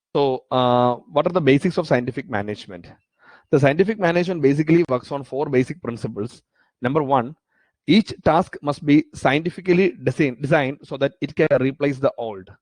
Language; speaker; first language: English; non-native, local second language; Malayalam